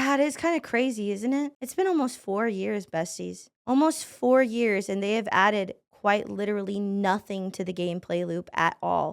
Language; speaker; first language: English; native; English